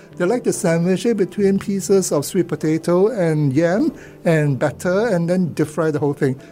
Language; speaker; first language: English; non-native, local second language; Cantonese